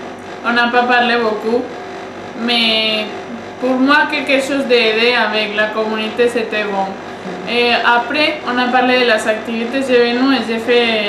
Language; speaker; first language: French; non-native, learner; Spanish